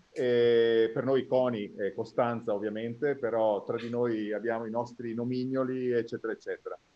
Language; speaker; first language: Italian; native; Italian